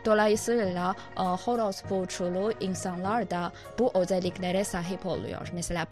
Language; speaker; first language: Turkish; non-native, fluent; Chinese